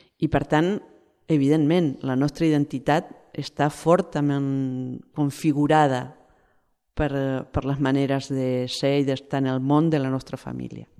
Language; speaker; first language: Catalan; non-native, fluent; Spanish